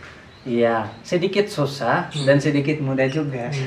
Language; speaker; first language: Indonesian; non-native, learner; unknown